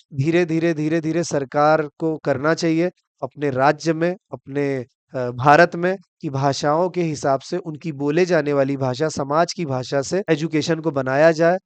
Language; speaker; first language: Hindi; native; Hindi